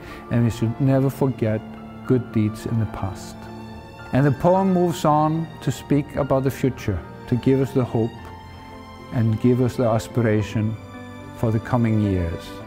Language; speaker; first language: English; non-native, fluent; Icelandic